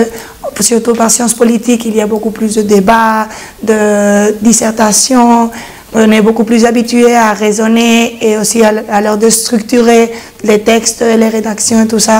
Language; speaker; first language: French; non-native, fluent; Spanish